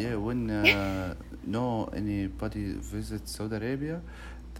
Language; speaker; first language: English; non-native, learner; Arabic